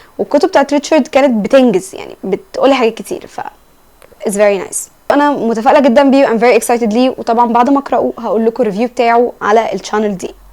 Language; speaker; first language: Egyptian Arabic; native; Egyptian Arabic